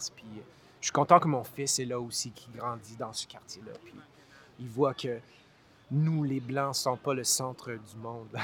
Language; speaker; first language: French; non-native, local second language; English